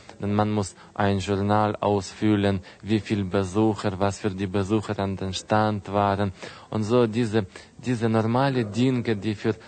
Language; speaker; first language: German; non-native, fluent; Russian